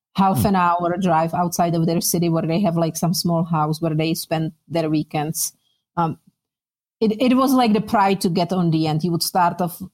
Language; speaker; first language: English; non-native, fluent; Czech